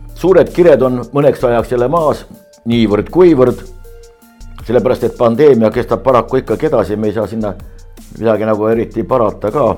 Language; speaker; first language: Estonian; native; Estonian